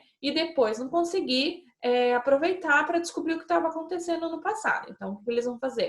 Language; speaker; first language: Portuguese; native; Portuguese